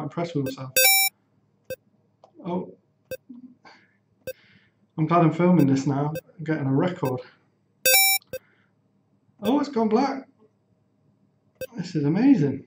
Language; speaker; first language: English; native; English